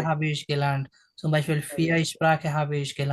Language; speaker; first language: German; non-native, fluent; Bangla